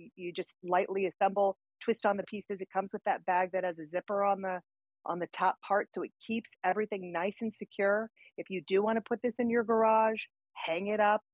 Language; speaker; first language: English; native; English